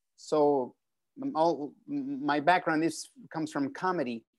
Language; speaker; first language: English; non-native, fluent; Spanish